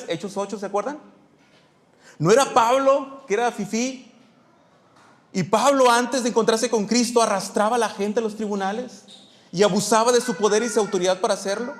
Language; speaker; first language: Spanish; native; Spanish